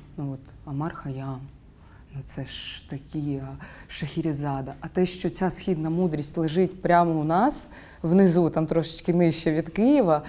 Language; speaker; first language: Ukrainian; non-native, local second language; Crimean Tatar